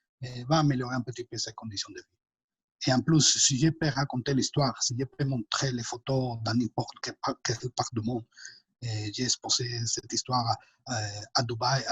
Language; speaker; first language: French; non-native, fluent; Spanish